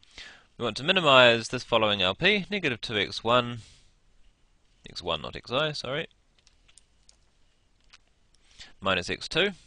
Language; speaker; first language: English; native; English